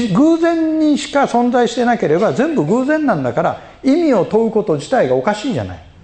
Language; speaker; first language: Japanese; native; Japanese